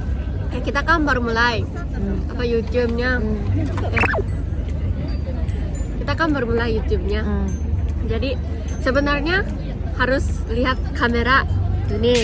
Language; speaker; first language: Indonesian; non-native, fluent; Japanese